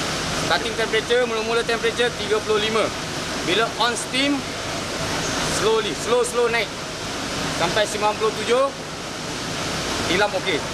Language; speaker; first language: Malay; non-native, learner; Bangla